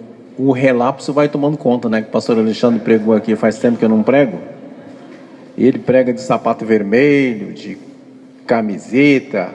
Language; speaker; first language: Portuguese; native; Portuguese